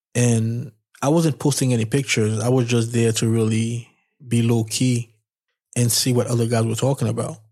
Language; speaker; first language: English; non-native, fluent; Haitian Creole